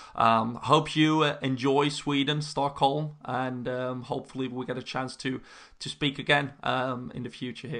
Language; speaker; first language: English; non-native, fluent; Swedish